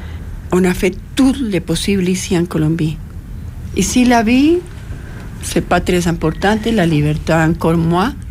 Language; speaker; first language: French; non-native, fluent; Spanish